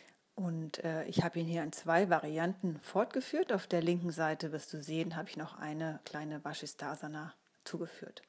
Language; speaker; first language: German; native; German